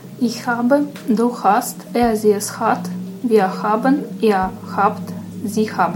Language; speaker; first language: German; non-native, learner; Russian